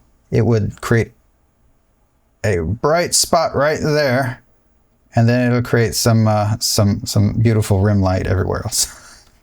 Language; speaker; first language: English; native; English